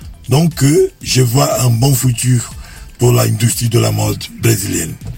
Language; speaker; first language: French; non-native, fluent; Portuguese